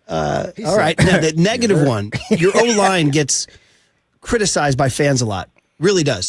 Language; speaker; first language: English; native; English